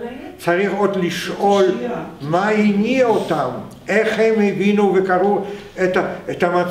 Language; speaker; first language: Hebrew; non-native, fluent; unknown